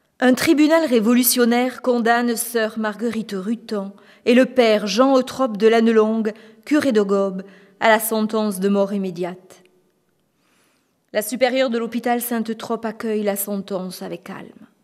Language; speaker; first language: French; native; French